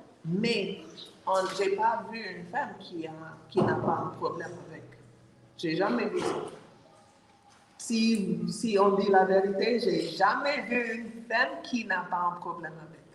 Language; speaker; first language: French; non-native, learner; English